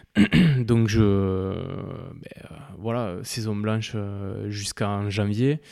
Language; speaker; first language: French; native; French